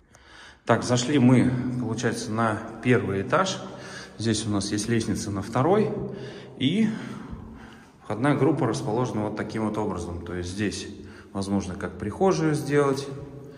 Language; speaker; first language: Russian; native; Russian